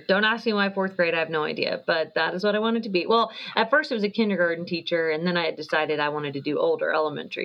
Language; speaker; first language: English; native; English